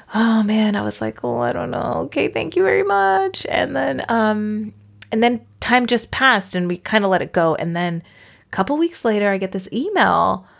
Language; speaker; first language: English; native; English